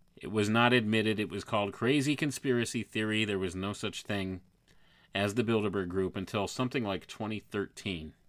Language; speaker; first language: English; native; English